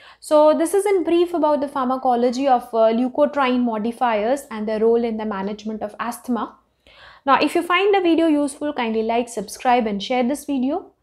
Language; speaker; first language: English; non-native, local second language; Hindi